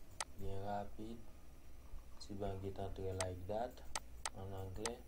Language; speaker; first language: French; non-native, learner; Haitian Creole